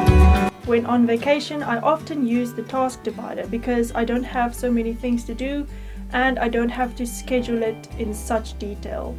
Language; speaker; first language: English; native; English